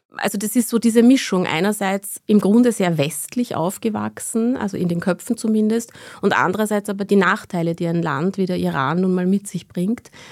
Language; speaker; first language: German; early bilingual, other home language; Persian